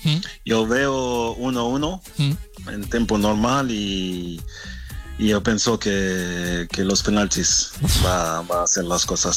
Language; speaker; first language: Spanish; non-native, learner; French